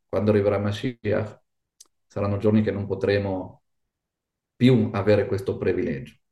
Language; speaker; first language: Italian; non-native, fluent; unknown